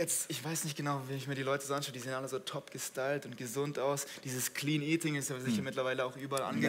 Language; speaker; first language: German; native; German